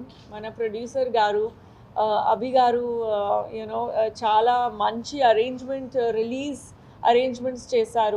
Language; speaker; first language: Telugu; non-native, learner; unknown